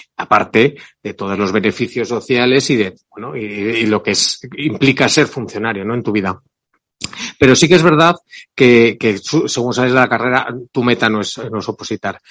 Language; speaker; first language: Spanish; native; Spanish